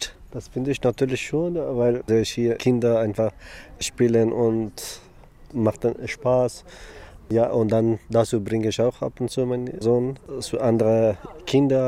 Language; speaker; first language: German; non-native, learner; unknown